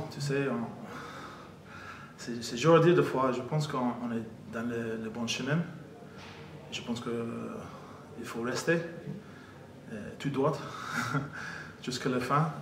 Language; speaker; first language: French; non-native, fluent; English